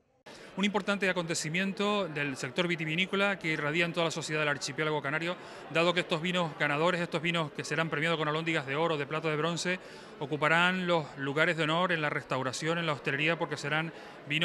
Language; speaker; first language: Spanish; native; Spanish